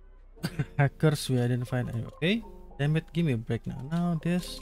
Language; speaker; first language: English; non-native, learner; Indonesian